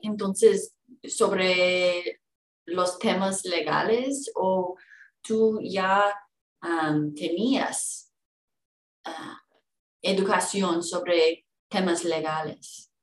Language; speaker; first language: Spanish; non-native, fluent; English